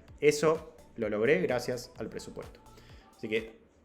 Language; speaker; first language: Spanish; native; Spanish